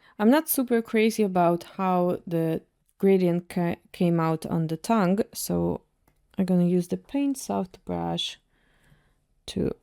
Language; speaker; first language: English; non-native, fluent; Russian